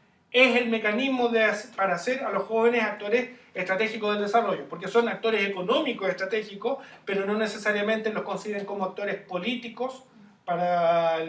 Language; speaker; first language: Spanish; native; Spanish